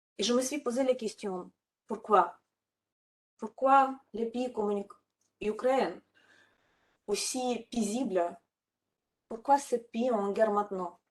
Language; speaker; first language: French; non-native, fluent; Ukrainian